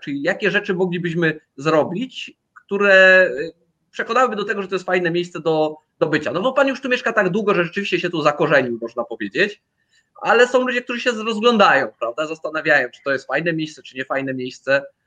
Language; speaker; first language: Polish; native; Polish